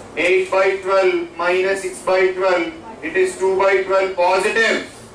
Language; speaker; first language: English; non-native, local second language; Telugu